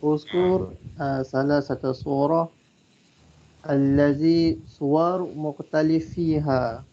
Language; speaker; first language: Arabic; non-native, learner; Malay